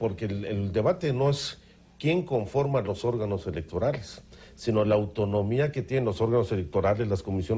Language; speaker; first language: Spanish; native; Spanish